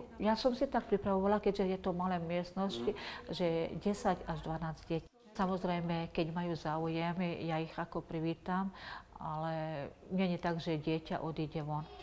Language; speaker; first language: Slovak; non-native, local second language; Hungarian